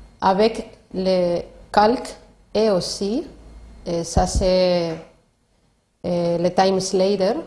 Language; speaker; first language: French; non-native, learner; Spanish